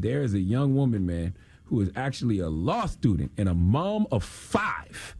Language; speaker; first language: English; native; English